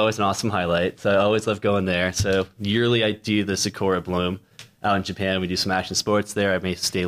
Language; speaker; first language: English; native; English